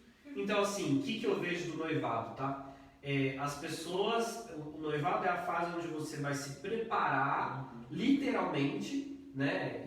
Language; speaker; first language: Portuguese; native; Portuguese